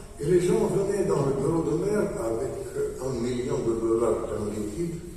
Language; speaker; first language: French; non-native, fluent; Russian